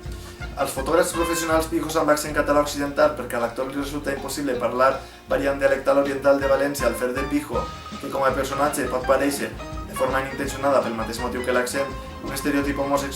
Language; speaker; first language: Catalan; native; Catalan